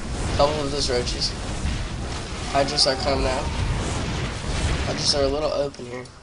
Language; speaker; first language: English; native; English